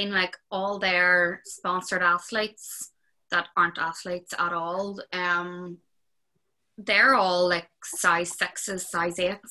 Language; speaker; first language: English; native; English